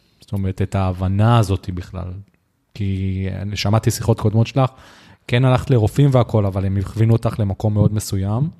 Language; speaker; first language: Hebrew; native; Hebrew